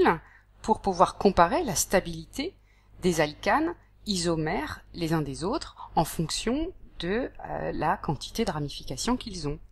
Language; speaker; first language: French; native; French